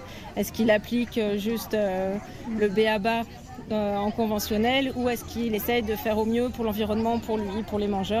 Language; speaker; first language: French; native; French